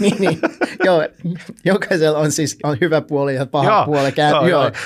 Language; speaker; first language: Finnish; non-native, learner; English